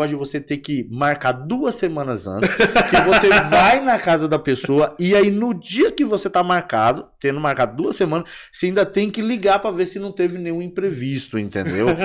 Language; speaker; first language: Portuguese; native; Portuguese